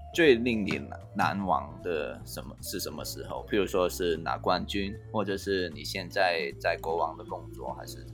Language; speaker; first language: Chinese; non-native, fluent; Cantonese